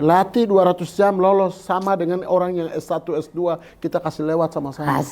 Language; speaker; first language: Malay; non-native, local second language; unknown